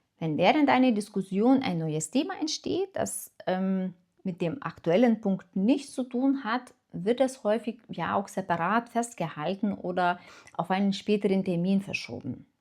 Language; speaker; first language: German; non-native, fluent; Lithuanian